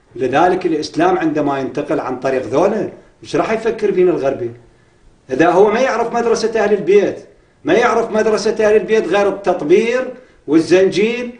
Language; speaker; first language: Arabic; native; Arabic